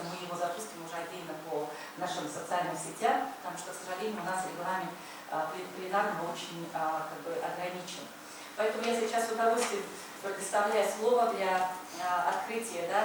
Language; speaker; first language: Russian; native; Russian